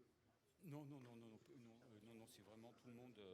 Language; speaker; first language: French; native; French